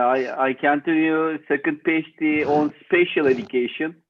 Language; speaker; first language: English; non-native, learner; Turkish